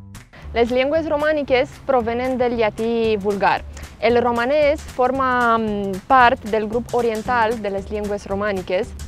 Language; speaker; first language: Catalan; non-native, fluent; Romanian